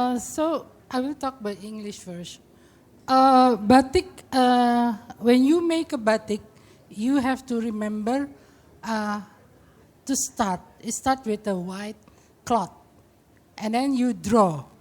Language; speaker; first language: English; non-native, fluent; Indonesian